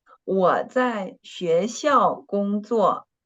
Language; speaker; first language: Chinese; non-native, fluent; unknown